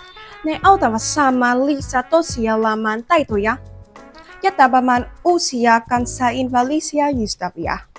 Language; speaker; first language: Finnish; non-native, learner; Vietnamese